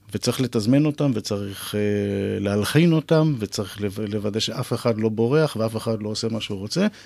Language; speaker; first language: Hebrew; native; Hebrew